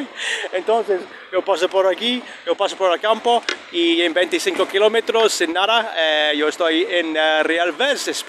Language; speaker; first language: Spanish; non-native, learner; English